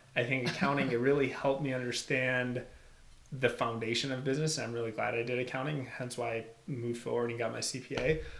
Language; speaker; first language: English; early bilingual, other home language; Albanian